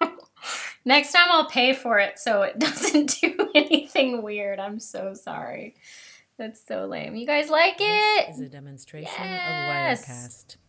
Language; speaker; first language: English; native; English